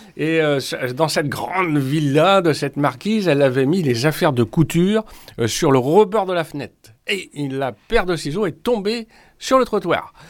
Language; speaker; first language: French; native; French